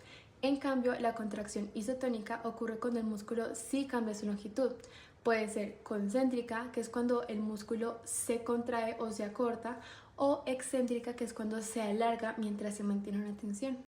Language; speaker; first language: Spanish; native; Spanish